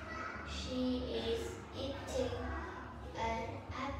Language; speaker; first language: English; non-native, learner; Vietnamese